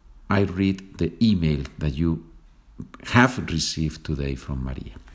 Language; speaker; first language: English; non-native, fluent; Spanish